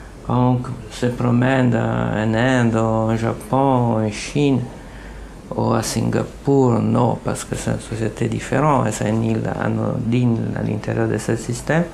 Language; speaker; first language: French; non-native, fluent; Italian